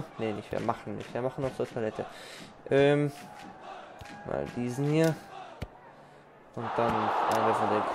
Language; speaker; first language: German; native; German